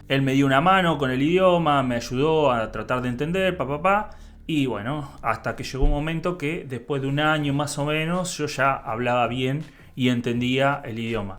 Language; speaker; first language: Spanish; native; Spanish